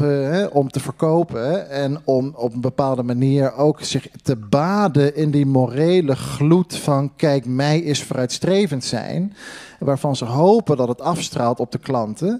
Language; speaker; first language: Dutch; native; Dutch